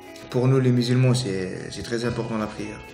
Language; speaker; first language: French; non-native, local second language; Arabic